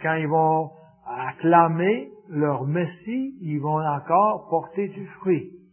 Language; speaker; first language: French; native; French